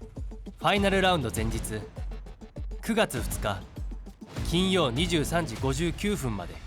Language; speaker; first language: Japanese; native; Japanese